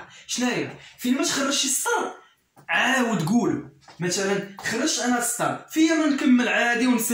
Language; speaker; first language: Arabic; native; Arabic